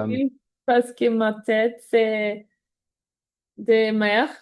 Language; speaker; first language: French; non-native, learner; Spanish